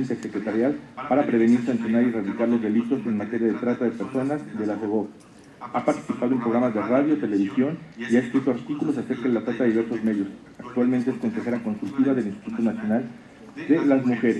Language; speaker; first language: Spanish; native; Spanish